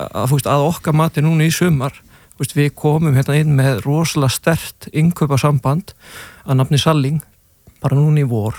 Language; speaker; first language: Icelandic; native; Icelandic